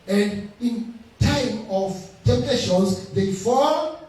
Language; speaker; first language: English; non-native, local second language; Swahili